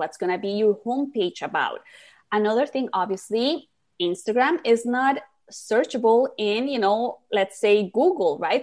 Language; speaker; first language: English; non-native, fluent; Spanish